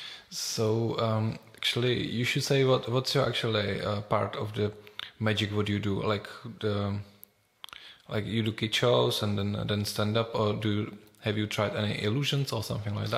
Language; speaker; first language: English; non-native, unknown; Czech